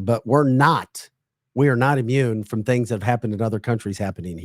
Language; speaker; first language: English; native; English